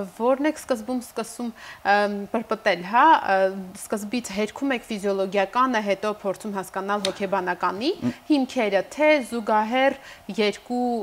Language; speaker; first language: Armenian; native; Armenian